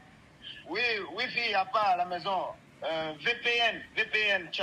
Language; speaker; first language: French; non-native, learner; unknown